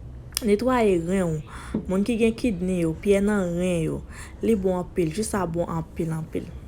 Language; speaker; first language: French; non-native, learner; Haitian Creole